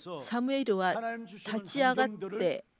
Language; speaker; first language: Japanese; non-native, fluent; Korean